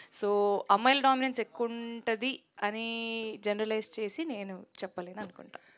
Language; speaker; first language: Telugu; native; Telugu